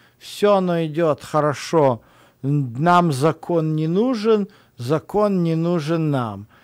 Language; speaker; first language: Russian; native; Russian